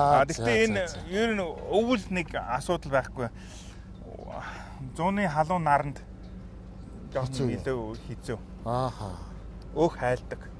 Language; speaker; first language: Mongolian; non-native, fluent; English